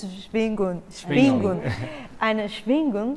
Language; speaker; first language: German; non-native, learner; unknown